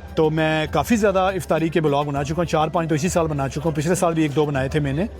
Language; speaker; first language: Urdu; native; Urdu